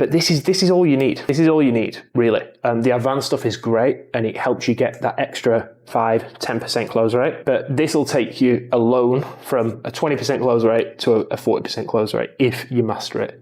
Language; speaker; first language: English; native; English